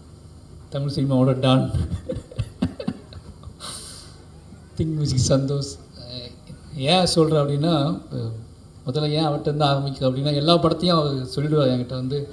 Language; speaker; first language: Tamil; native; Tamil